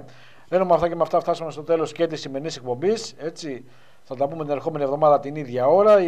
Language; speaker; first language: Greek; native; Greek